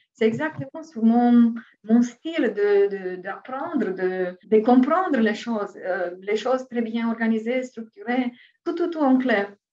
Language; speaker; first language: French; non-native, fluent; Romanian